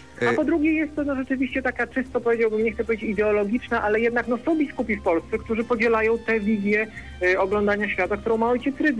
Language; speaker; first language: Polish; native; Polish